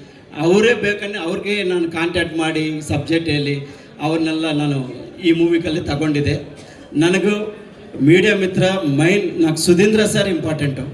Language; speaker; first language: Kannada; non-native, learner; Telugu